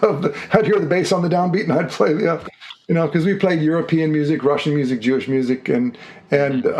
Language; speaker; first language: English; native; English